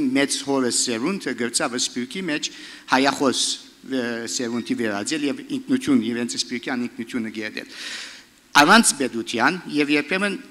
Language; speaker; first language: Armenian; early bilingual, heritage; Armenian